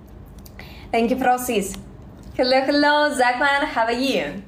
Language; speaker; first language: English; non-native, learner; Russian